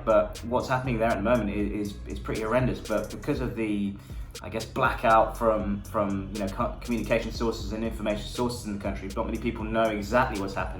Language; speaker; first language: English; native; English